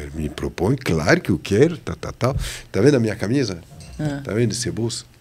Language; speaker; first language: Portuguese; non-native, fluent; French